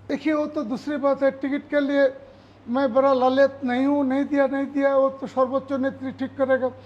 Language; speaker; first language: Hindi; non-native, local second language; Bangla